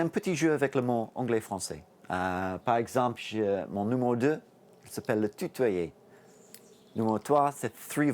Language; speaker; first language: French; non-native, learner; English